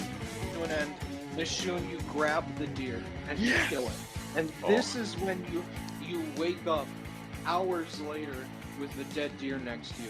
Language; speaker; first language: English; native; English